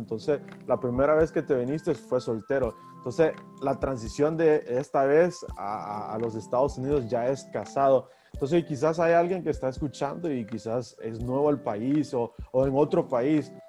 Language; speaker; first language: Spanish; early bilingual, heritage; Spanish